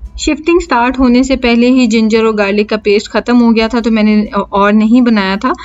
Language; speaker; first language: Urdu; native; Urdu